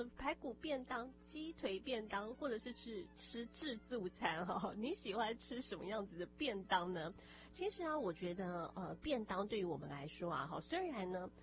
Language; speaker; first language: Chinese; native; Chinese